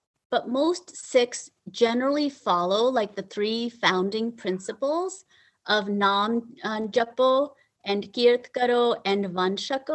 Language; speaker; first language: English; early bilingual, other home language; Punjabi